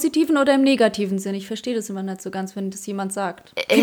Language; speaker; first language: German; early bilingual, other home language; Polish